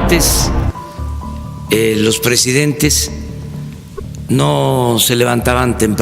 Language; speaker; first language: Spanish; native; Spanish